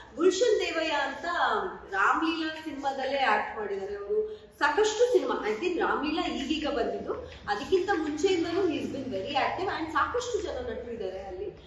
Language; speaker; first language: Kannada; non-native, local second language; Kodava